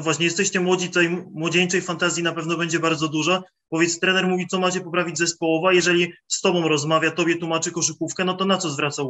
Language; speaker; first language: Polish; native; Polish